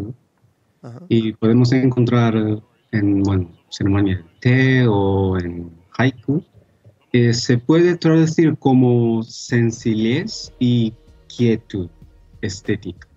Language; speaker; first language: Spanish; non-native, fluent; Japanese